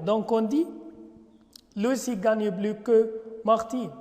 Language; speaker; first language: French; non-native, fluent; Arabic